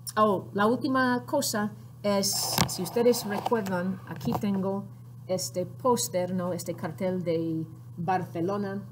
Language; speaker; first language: Spanish; non-native, fluent; English